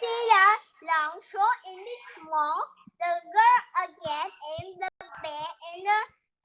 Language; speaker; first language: English; non-native, learner; Vietnamese